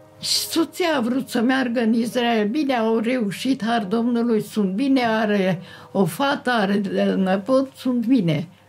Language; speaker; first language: Romanian; non-native, local second language; Hungarian